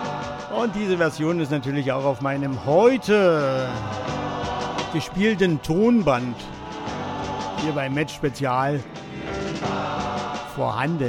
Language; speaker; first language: German; native; German